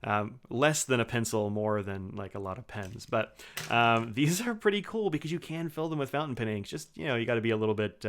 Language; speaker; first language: English; native; English